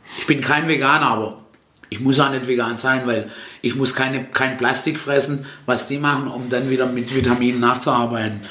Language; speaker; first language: German; early bilingual, other home language; Italian